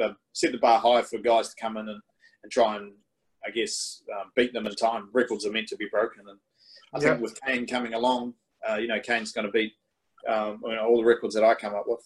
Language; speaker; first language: English; native; English